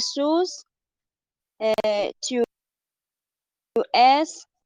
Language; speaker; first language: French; non-native, learner; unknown